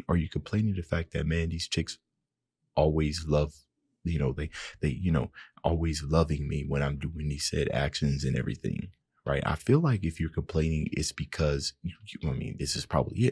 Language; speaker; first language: English; native; English